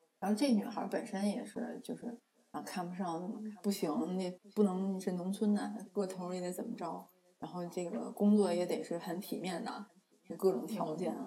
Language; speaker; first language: Chinese; native; Chinese